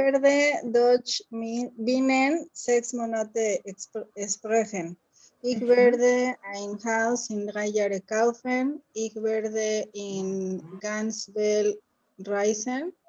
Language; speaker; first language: German; non-native, learner; Spanish